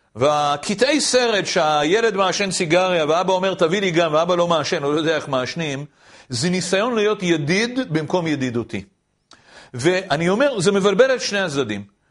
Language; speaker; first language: Hebrew; native; Hebrew